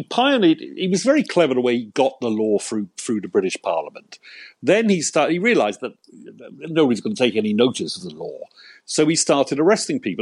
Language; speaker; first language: English; native; English